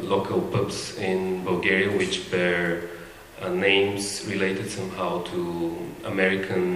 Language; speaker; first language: English; non-native, fluent; Bulgarian